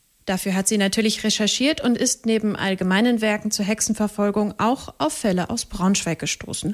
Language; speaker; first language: German; native; German